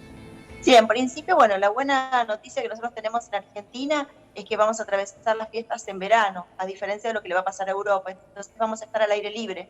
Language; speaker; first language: Spanish; native; Spanish